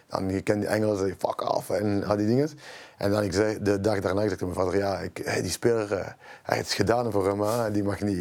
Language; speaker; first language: Dutch; non-native, local second language; French